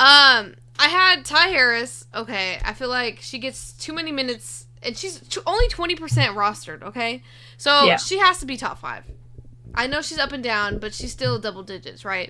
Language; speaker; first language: English; native; English